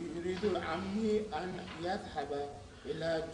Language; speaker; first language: Arabic; non-native, learner; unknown